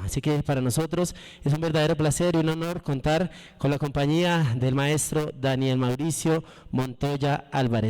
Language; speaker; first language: Spanish; native; Spanish